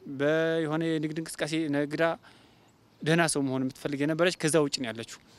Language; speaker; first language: Amharic; non-native, local second language; Tigrinya